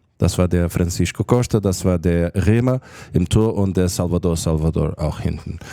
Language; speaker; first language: German; non-native, fluent; Portuguese